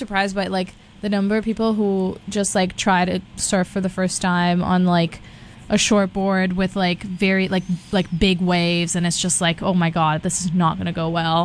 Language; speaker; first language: English; non-native, fluent; Portuguese